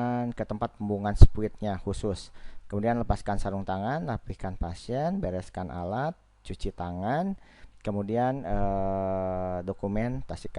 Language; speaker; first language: Indonesian; native; Indonesian